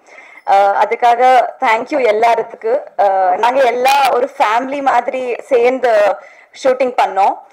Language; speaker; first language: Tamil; non-native, learner; Telugu